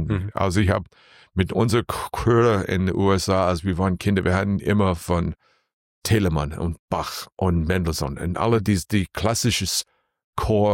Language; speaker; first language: German; non-native, learner; English